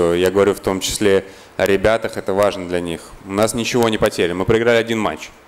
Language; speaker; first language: Russian; native; Russian